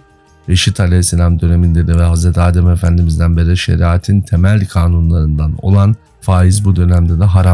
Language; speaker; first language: Turkish; native; Turkish